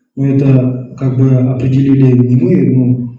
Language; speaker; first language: Russian; non-native, local second language; Kazakh